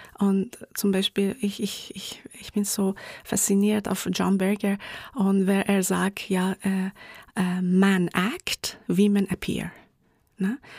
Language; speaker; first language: German; non-native, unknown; Persian